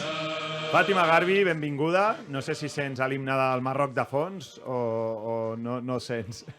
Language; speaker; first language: Catalan; native; Catalan